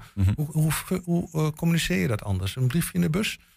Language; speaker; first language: Dutch; native; Dutch